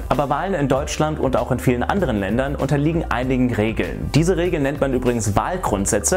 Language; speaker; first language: German; native; German